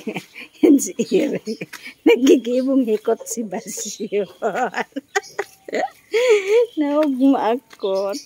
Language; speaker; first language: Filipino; non-native, local second language; Bikol